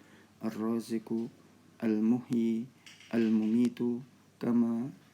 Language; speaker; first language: Arabic; non-native, fluent; Indonesian